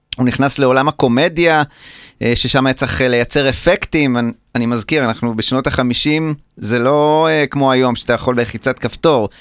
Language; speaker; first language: Hebrew; native; Hebrew